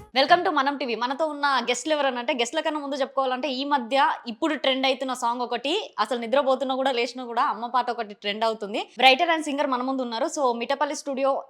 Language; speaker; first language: Telugu; native; Telugu